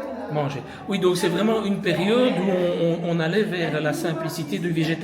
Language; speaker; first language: French; native; French